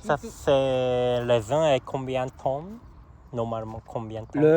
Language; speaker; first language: French; non-native, learner; Japanese